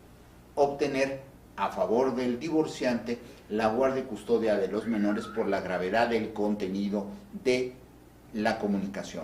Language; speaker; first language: Spanish; native; Spanish